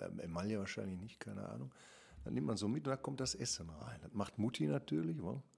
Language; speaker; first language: German; native; German